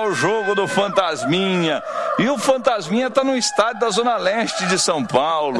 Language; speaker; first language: Portuguese; native; Portuguese